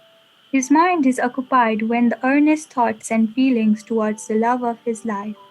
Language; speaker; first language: English; non-native, local second language; Nepali